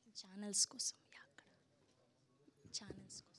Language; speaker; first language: Telugu; native; Telugu